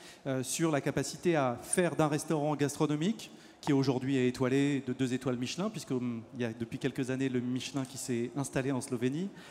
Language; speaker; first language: French; native; French